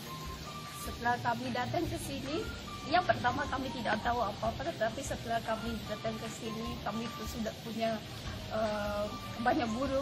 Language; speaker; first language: Indonesian; non-native, learner; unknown